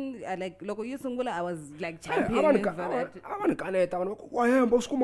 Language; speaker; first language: English; non-native, local second language; Tsonga